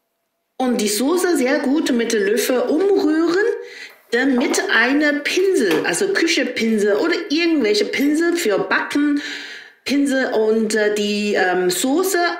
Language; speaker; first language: German; non-native, learner; Chinese